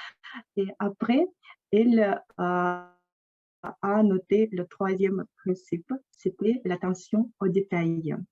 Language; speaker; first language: French; non-native, fluent; Russian